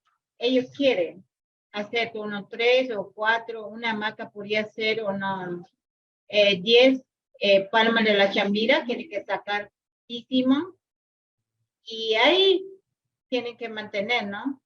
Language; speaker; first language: Spanish; non-native, local second language; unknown